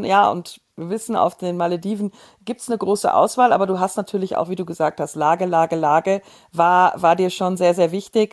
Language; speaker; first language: German; native; German